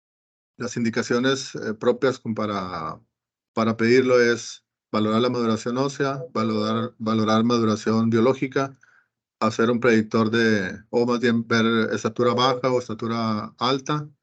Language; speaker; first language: Spanish; native; Spanish